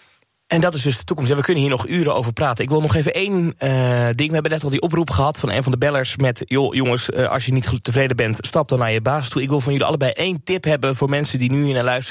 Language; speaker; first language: Dutch; native; Dutch